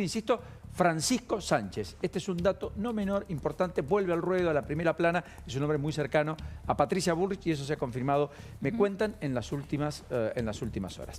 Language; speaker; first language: Spanish; native; Spanish